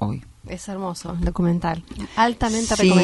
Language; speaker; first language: Spanish; native; Spanish